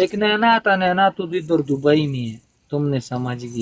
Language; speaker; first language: Hindi; non-native, local second language; Pashto